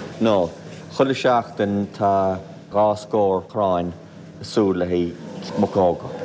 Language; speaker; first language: Irish; native; Irish